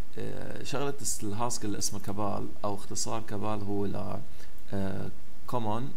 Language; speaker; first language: Arabic; native; Arabic